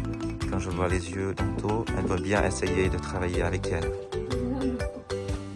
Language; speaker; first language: French; non-native, fluent; Vietnamese